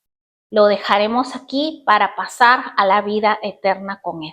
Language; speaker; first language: Spanish; native; Spanish